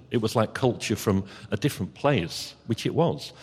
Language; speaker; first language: English; native; English